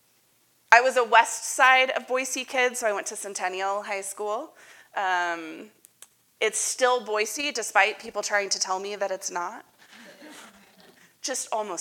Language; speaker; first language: English; native; English